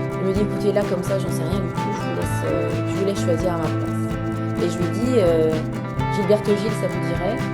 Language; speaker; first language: French; native; French